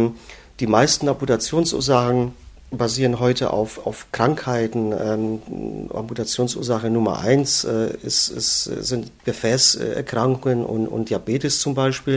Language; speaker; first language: German; native; German